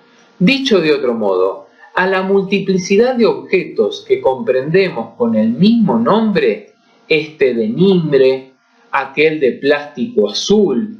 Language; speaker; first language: Spanish; native; Spanish